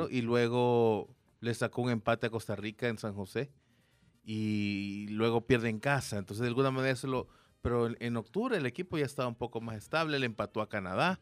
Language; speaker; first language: Spanish; native; Spanish